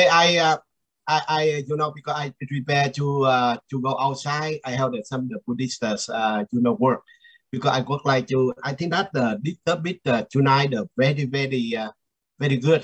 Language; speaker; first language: English; non-native, learner; Vietnamese